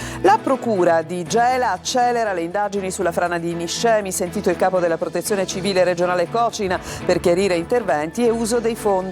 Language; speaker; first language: Italian; native; Italian